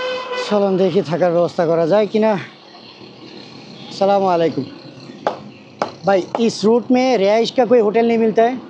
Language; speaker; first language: Hindi; non-native, learner; Bangla